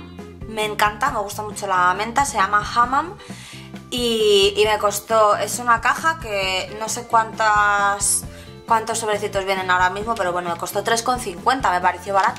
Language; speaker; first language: Spanish; native; Spanish